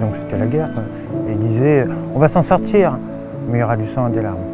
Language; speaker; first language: French; native; French